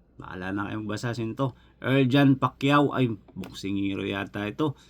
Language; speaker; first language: Filipino; non-native, local second language; Cebuano